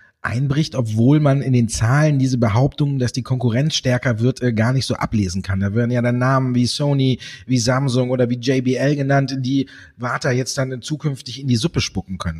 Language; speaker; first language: German; native; German